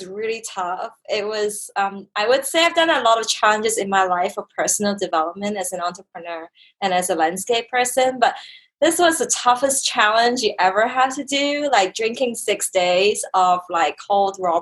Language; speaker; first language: English; native; English